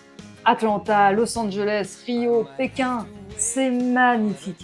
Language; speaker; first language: French; native; French